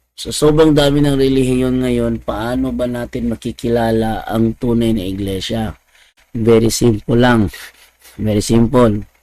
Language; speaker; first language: Filipino; non-native, local second language; Cebuano